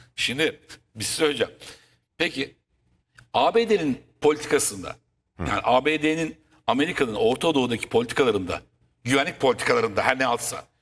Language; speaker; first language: Turkish; native; Turkish